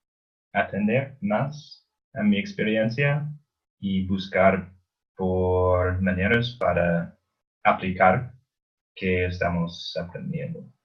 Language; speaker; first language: Spanish; non-native, learner; English